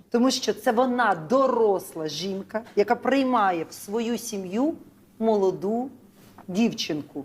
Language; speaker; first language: Ukrainian; native; Ukrainian